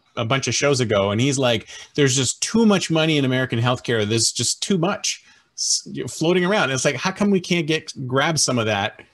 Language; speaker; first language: English; native; English